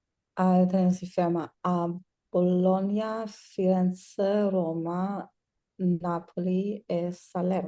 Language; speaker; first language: Italian; non-native, learner; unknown